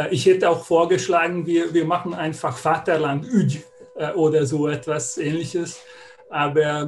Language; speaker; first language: German; non-native, fluent; Hungarian